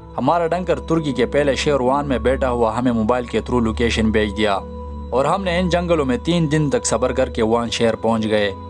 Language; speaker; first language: Urdu; non-native, local second language; Pashto